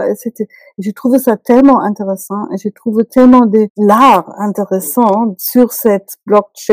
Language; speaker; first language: French; non-native, fluent; German